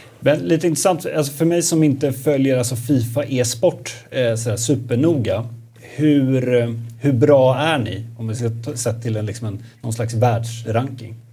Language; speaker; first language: Swedish; native; Swedish